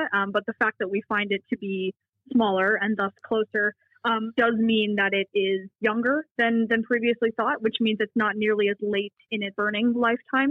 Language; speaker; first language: English; native; English